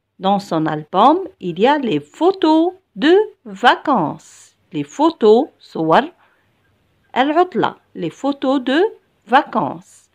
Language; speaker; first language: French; non-native, local second language; Arabic